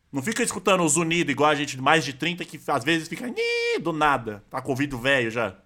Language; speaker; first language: Portuguese; native; Portuguese